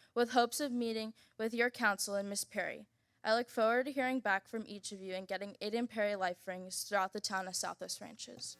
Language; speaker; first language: English; native; English